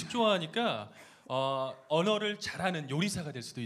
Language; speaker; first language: Korean; native; Korean